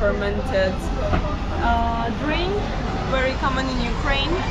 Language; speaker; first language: English; non-native, fluent; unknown